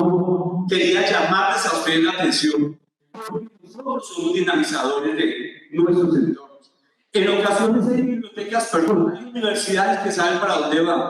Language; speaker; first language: Spanish; native; Spanish